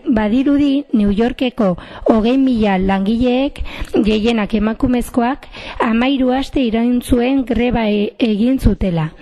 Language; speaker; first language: Basque; non-native, local second language; Spanish